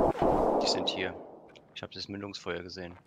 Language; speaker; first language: German; native; German